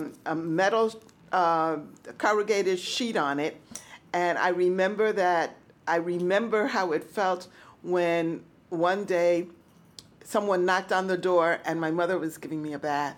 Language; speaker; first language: English; early bilingual, other home language; Spanish